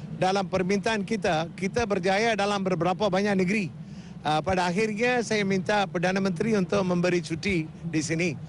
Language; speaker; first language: Malay; non-native, local second language; Tamil